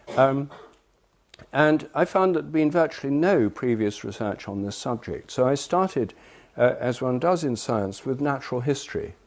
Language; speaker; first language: English; native; English